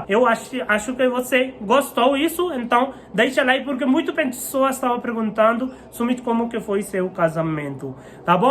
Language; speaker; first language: Portuguese; non-native, learner; Hindi